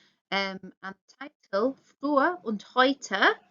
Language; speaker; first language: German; non-native, fluent; English